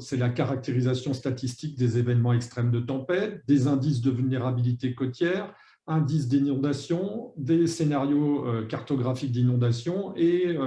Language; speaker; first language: French; native; French